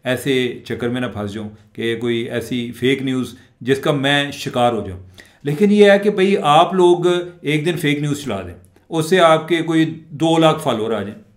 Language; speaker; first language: Urdu; non-native, local second language; Punjabi